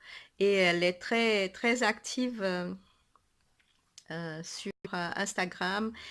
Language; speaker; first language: French; non-native, fluent; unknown